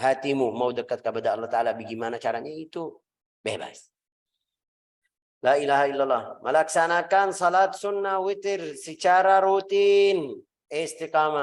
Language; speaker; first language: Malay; non-native, fluent; Arabic